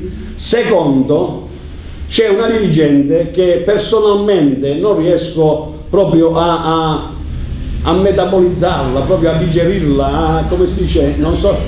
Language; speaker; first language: Italian; native; Italian